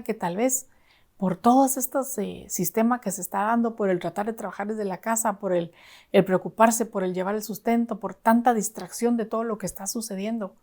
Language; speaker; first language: Spanish; native; Spanish